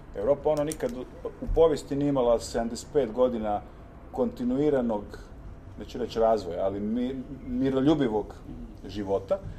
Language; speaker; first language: Croatian; native; Croatian